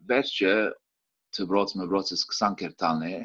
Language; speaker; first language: Armenian; early bilingual, heritage; Armenian